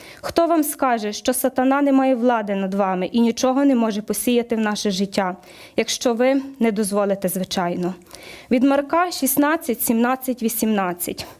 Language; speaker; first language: Ukrainian; native; Ukrainian